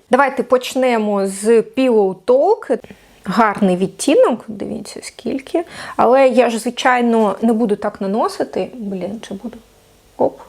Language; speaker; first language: Ukrainian; non-native, local second language; Russian